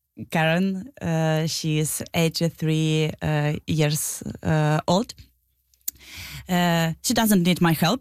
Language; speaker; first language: English; non-native, learner; Ukrainian